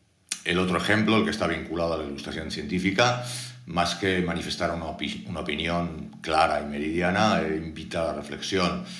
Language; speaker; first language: Spanish; native; Spanish